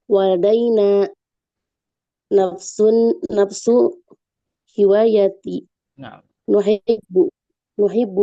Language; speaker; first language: Arabic; non-native, learner; Indonesian